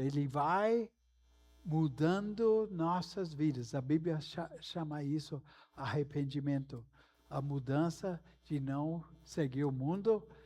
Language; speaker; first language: Portuguese; non-native, fluent; English